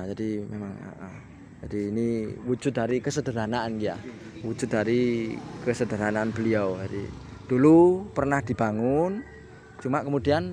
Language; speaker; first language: Indonesian; non-native, local second language; Javanese